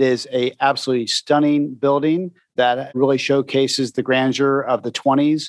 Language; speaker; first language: English; native; English